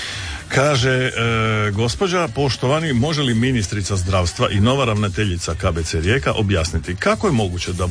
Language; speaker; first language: Serbian; native; Serbian